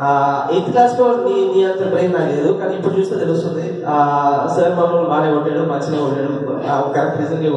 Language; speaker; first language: Telugu; native; Telugu